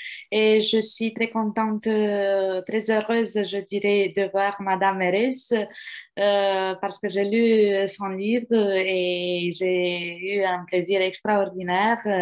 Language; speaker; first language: French; non-native, fluent; Romanian